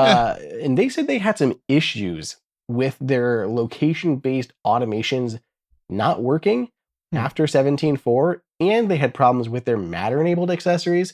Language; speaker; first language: English; native; English